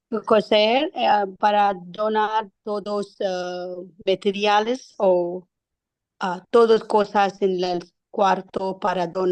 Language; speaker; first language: Spanish; non-native, learner; English